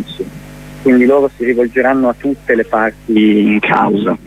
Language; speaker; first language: Italian; native; Italian